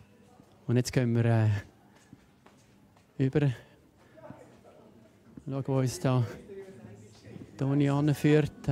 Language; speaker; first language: German; native; German